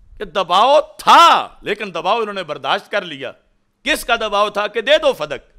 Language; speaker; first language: Urdu; non-native, local second language; Punjabi